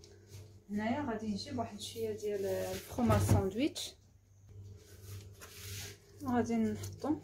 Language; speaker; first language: Arabic; native; Arabic